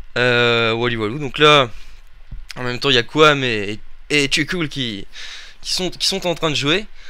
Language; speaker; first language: French; native; French